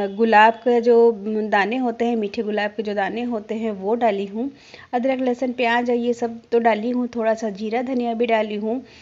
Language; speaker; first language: Hindi; non-native, local second language; Bangla